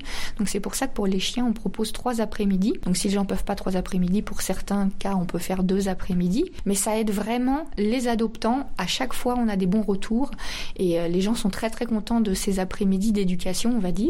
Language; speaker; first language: French; native; French